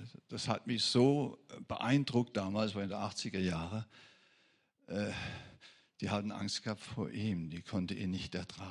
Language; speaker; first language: German; non-native, fluent; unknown